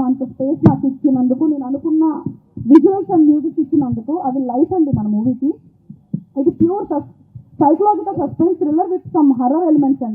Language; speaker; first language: Telugu; native; Telugu